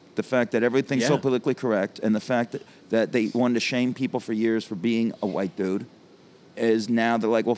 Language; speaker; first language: English; native; English